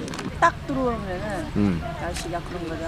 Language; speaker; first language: Korean; non-native, fluent; Filipino